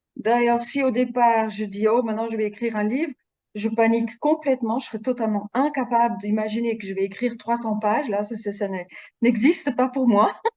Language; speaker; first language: French; non-native, fluent; Dutch